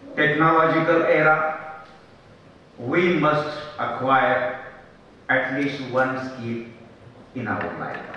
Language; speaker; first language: English; non-native, local second language; Marathi